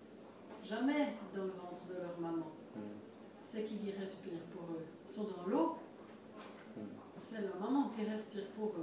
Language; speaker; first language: French; native; French